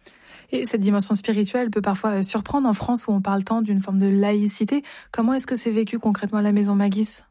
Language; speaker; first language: French; native; French